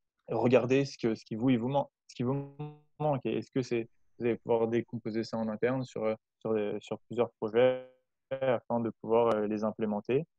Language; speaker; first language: French; native; French